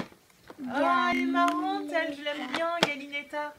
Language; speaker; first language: French; native; French